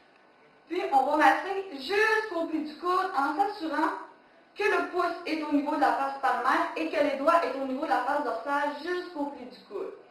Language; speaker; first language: French; native; French